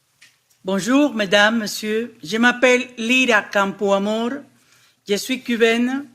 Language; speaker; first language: French; non-native, fluent; Spanish